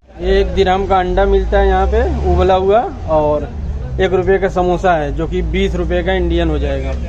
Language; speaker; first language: Hindi; native; Hindi